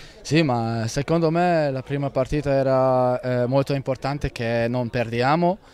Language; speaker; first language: Italian; non-native, learner; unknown